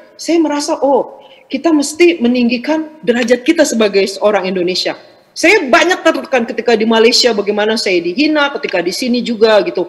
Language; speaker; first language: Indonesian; native; Indonesian